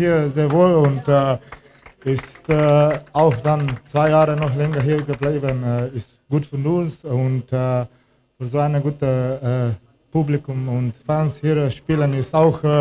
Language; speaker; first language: German; non-native, learner; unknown